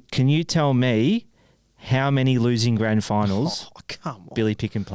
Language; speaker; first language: English; native; English